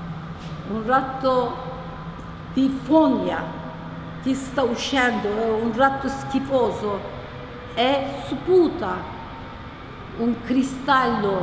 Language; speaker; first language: Italian; non-native, learner; Turkish